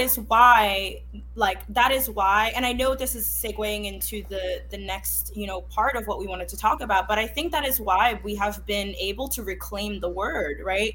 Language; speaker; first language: English; non-native, fluent; Haitian Creole